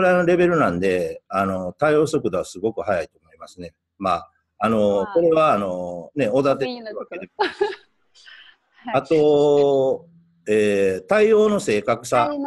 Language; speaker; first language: Japanese; native; Japanese